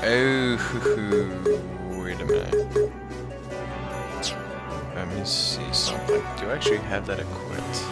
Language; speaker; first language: English; native; English